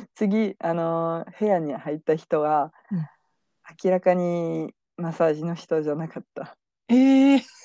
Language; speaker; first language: Japanese; non-native, fluent; French